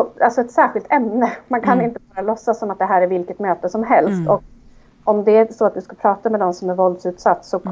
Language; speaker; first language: Swedish; native; Swedish